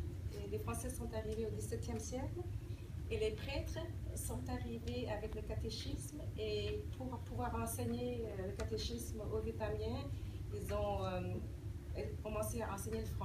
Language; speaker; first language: French; early bilingual, other home language; Vietnamese